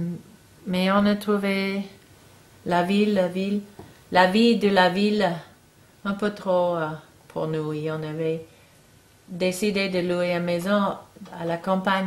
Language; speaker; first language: French; non-native, learner; English